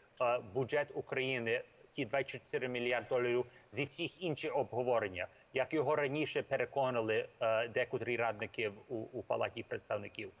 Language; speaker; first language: Ukrainian; early bilingual, heritage; English